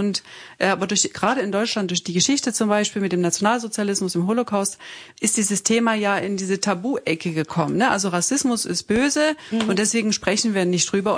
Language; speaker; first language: German; native; German